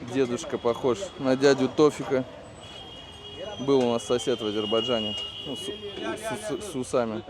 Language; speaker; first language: Russian; native; Russian